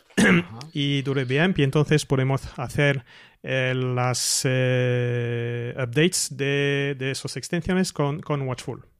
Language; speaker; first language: Spanish; non-native, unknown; French